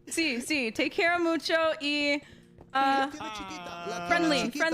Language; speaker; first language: Spanish; non-native, learner; English